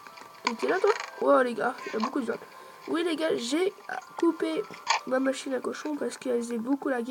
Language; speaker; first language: French; native; French